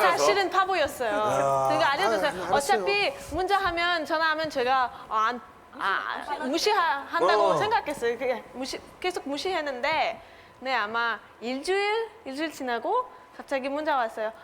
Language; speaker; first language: Korean; non-native, fluent; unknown